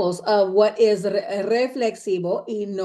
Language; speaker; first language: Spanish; non-native, fluent; English